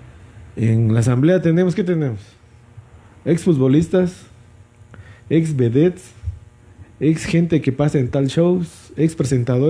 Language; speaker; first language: Spanish; native; Spanish